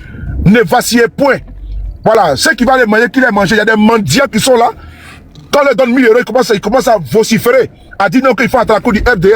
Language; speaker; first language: French; native; French